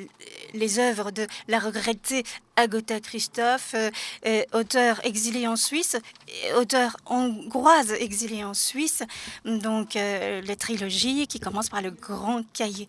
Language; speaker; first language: French; non-native, fluent; Japanese